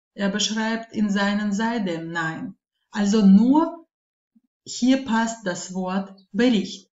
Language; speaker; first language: German; non-native, fluent; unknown